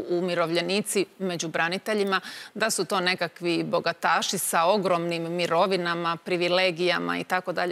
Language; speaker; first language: Croatian; native; Croatian